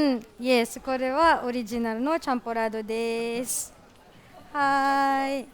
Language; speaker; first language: Japanese; non-native, learner; English